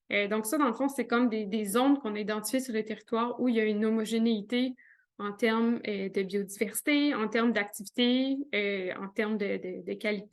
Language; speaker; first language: French; native; French